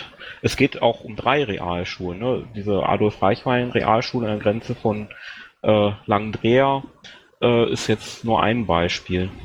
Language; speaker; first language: German; native; German